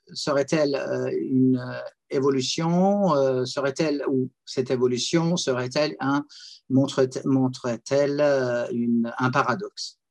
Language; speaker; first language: French; non-native, fluent; Persian